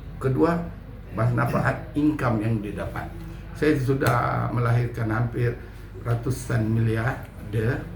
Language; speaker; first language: Malay; native; Malay